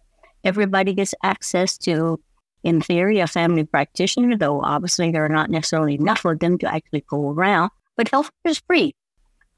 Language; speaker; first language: English; native; English